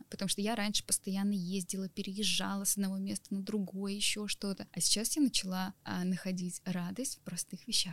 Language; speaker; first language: Russian; native; Russian